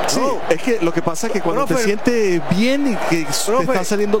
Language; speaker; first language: Spanish; native; Spanish